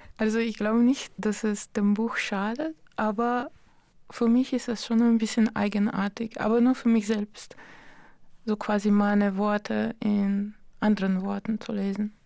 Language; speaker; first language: German; non-native, fluent; Slovenian